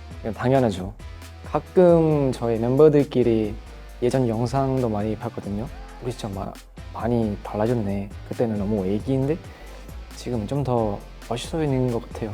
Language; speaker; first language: Korean; non-native, fluent; Thai